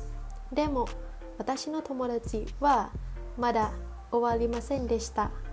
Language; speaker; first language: Japanese; non-native, learner; Thai